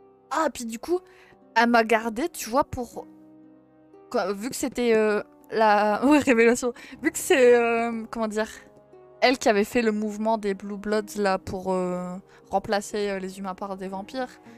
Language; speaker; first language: French; native; French